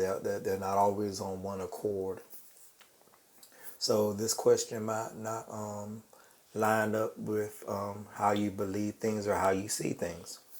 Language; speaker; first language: English; native; English